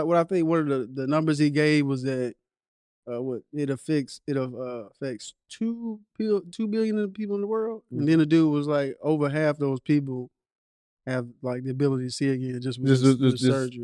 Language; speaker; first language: English; native; English